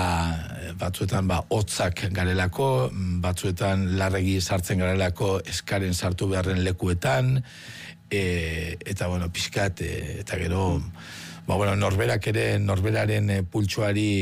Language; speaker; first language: Basque; native; Basque